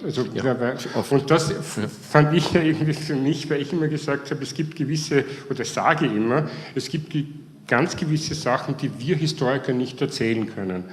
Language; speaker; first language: German; native; German